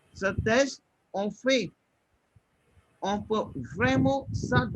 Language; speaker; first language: French; non-native, fluent; Hindi